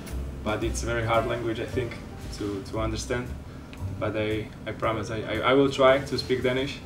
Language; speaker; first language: English; non-native, learner; Slovak